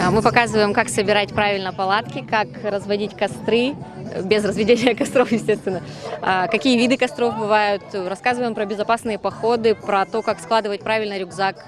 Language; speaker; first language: Russian; native; Russian